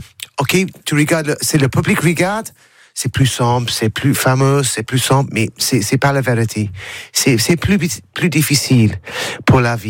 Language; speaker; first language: French; non-native, learner; English